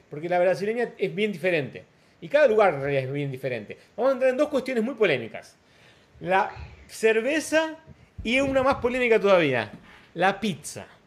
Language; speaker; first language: Spanish; non-native, fluent; Portuguese